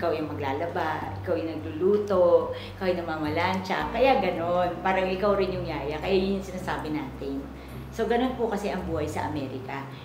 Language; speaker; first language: Filipino; native; Filipino